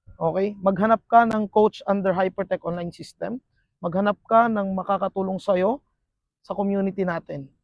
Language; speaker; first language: Filipino; non-native, local second language; Iloko